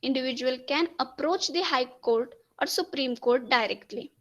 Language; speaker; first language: English; non-native, local second language; Marathi